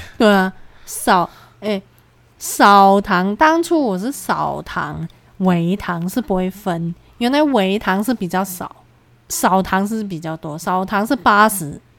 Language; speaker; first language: Chinese; non-native, local second language; Cantonese